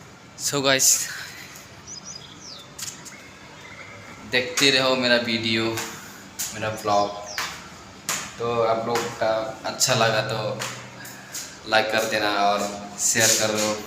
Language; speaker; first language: Hindi; non-native, local second language; Kok Borok